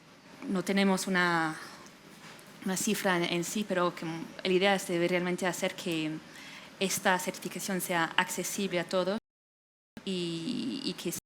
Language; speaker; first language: Spanish; non-native, fluent; English